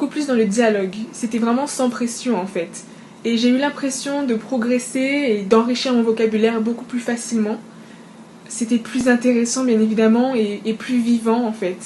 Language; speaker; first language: French; native; French